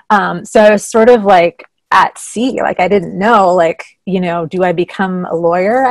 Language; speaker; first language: English; native; English